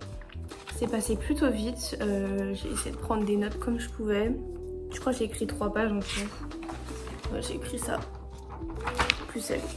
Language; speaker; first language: French; native; French